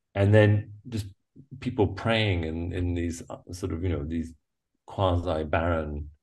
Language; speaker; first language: English; native; English